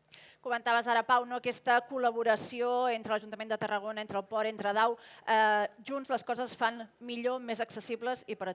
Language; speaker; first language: Catalan; native; Catalan